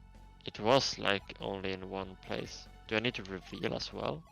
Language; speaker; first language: English; non-native, fluent; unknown